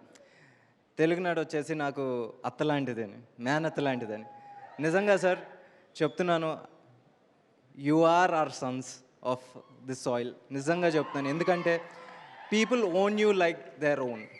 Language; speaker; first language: Telugu; native; Telugu